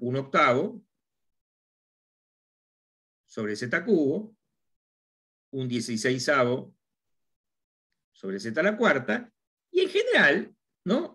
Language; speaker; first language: Spanish; native; Spanish